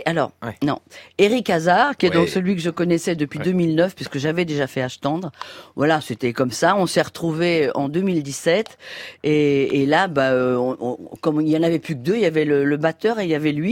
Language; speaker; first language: French; native; French